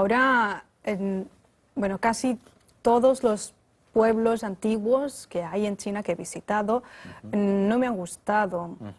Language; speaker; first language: Spanish; non-native, fluent; Chinese